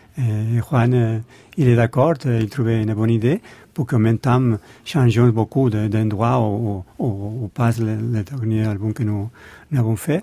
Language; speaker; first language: French; non-native, learner; Spanish